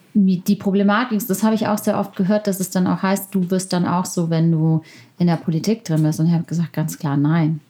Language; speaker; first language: German; early bilingual, other home language; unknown